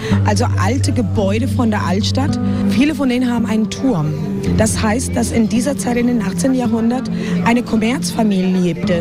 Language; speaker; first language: German; non-native, fluent; Spanish